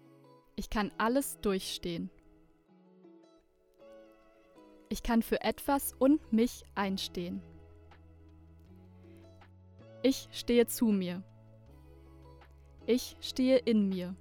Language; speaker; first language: German; native; German